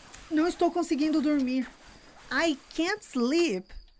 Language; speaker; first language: Portuguese; native; Portuguese